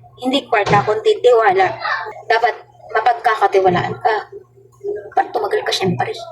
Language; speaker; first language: Filipino; non-native, local second language; Cebuano